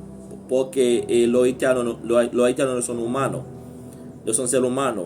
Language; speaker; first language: Spanish; non-native, learner; Haitian Creole